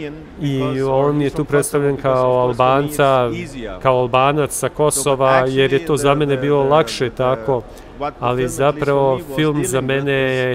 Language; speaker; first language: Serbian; early bilingual, heritage; Albanian